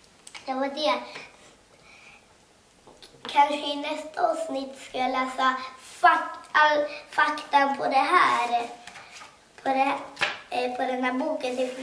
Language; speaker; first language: Swedish; early bilingual, other home language; Kurdish